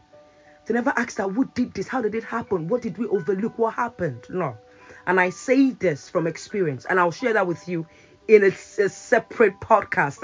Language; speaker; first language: English; non-native, local second language; Yoruba